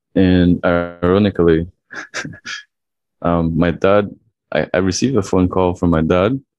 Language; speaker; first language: English; early bilingual, other home language; Chinese